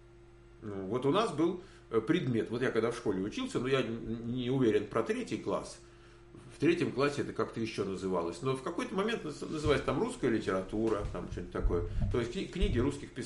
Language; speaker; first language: Russian; native; Russian